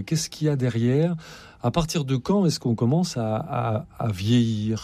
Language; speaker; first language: French; native; French